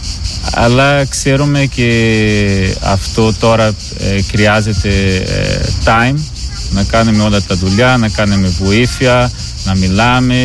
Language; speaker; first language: Greek; non-native, learner; Portuguese